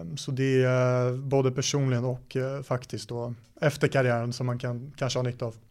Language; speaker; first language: Swedish; native; Swedish